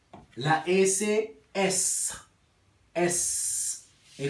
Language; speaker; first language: Spanish; non-native, learner; Haitian Creole